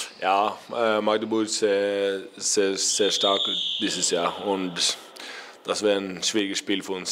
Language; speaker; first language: German; non-native, learner; Norwegian